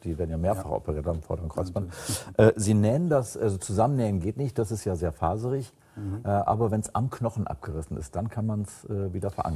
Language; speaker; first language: German; native; German